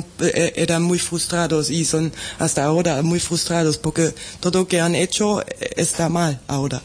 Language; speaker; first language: Spanish; non-native, fluent; German